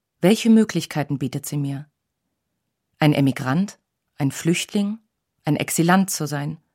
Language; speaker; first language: German; native; German